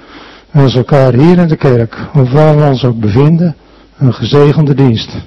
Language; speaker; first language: Dutch; native; Dutch